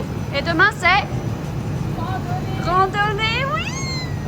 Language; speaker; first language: French; native; French